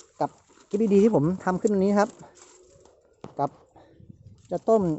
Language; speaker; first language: Thai; native; Thai